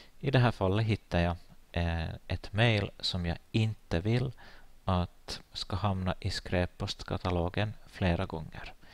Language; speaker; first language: Swedish; native; Swedish